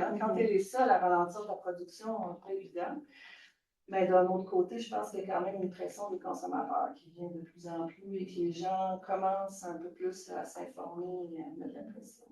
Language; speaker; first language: French; native; French